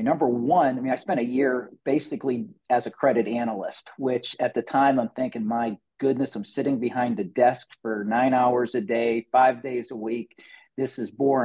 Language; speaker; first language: English; native; English